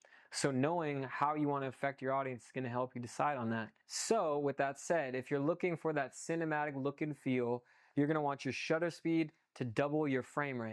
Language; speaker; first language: English; native; English